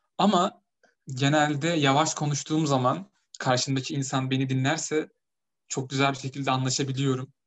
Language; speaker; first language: Turkish; native; Turkish